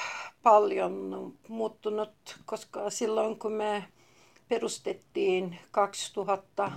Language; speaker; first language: Finnish; non-native, fluent; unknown